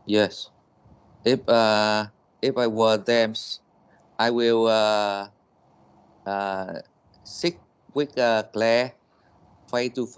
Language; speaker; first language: English; non-native, learner; Vietnamese